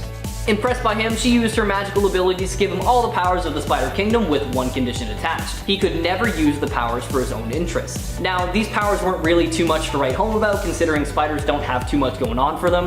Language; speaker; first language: English; native; English